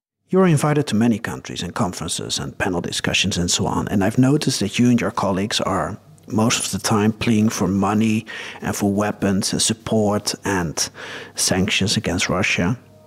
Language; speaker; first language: English; non-native, fluent; Dutch